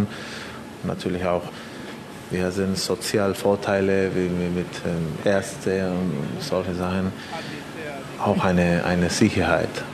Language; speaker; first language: German; non-native, fluent; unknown